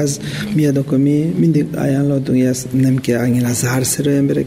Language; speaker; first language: Hungarian; non-native, learner; Tibetan